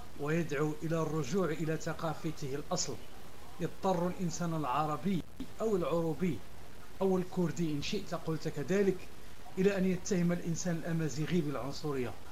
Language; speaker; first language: Arabic; non-native, local second language; Berber languages